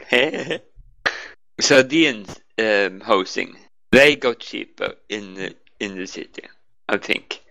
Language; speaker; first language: English; non-native, learner; Norwegian